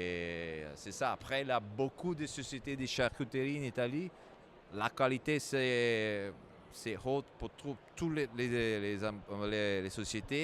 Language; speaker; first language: French; non-native, fluent; Italian